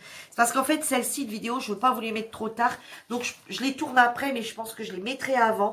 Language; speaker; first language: French; native; French